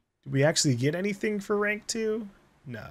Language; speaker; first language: English; native; English